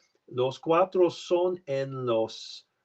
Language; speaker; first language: Spanish; non-native, learner; French